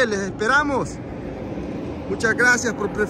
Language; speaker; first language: Spanish; native; Spanish